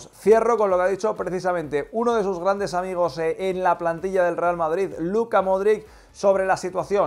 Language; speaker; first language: Spanish; native; Spanish